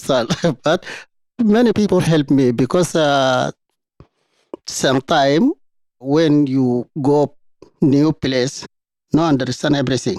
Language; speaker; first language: English; non-native, learner; Arabic